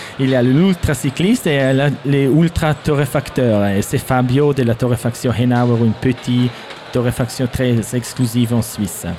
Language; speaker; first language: French; non-native, fluent; German